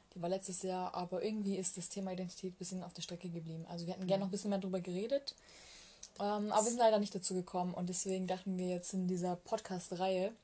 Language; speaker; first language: German; early bilingual, other home language; Turkish